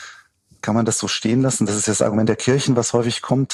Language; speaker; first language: German; native; German